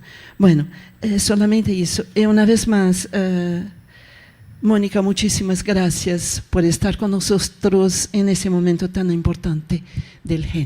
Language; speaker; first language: Spanish; non-native, fluent; Portuguese